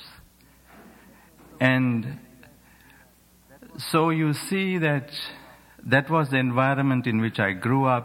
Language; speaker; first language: English; non-native, local second language; Sinhala